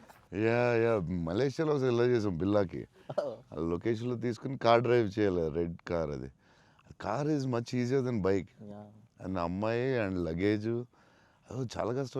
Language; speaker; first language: Telugu; native; Telugu